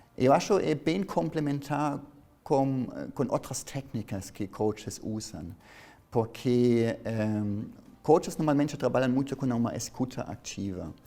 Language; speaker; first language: Portuguese; non-native, fluent; German